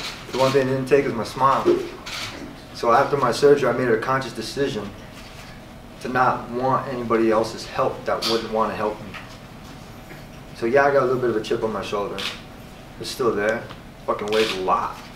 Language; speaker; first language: English; native; English